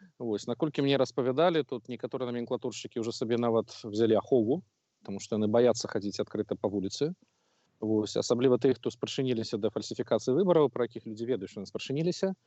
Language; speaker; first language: Belarusian; non-native, local second language; Russian